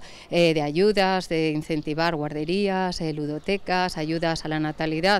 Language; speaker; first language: Spanish; native; Spanish